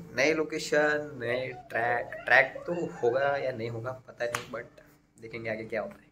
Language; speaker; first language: Hindi; non-native, local second language; Marathi